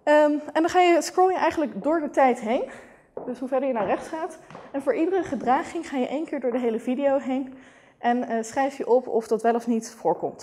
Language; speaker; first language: Dutch; native; Dutch